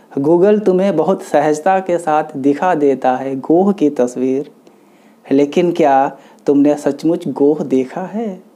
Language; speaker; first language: Hindi; non-native, local second language; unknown